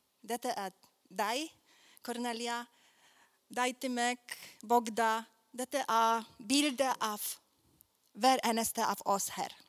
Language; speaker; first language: Swedish; non-native, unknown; Polish